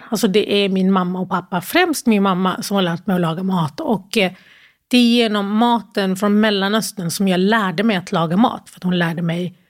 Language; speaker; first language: Swedish; early bilingual, other home language; Arabic